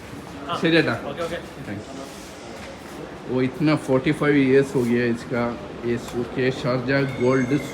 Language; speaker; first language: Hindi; non-native, local second language; Malayalam